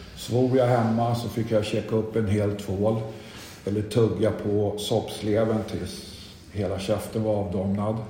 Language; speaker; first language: Swedish; native; Swedish